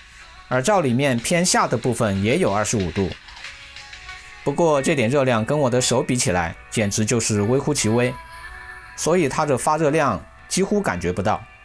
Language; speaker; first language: Chinese; native; Chinese